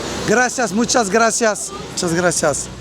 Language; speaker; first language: Spanish; non-native, learner; French